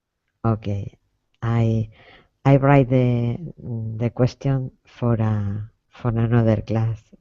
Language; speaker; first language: English; non-native, learner; Spanish